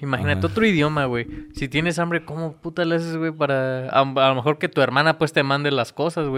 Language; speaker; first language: Spanish; native; Spanish